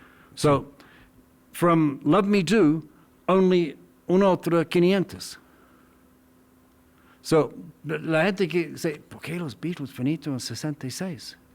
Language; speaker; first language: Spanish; non-native, learner; English